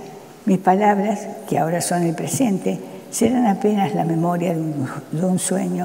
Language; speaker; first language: Spanish; native; Spanish